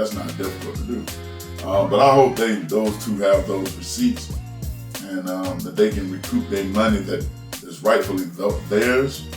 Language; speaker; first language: English; native; English